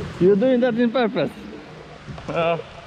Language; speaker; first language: English; non-native, fluent; Polish